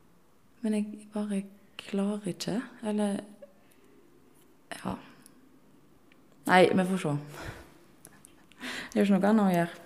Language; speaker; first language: Norwegian; native; Norwegian